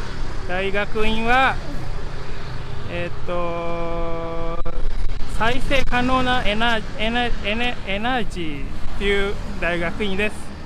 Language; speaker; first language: Japanese; non-native, fluent; Indonesian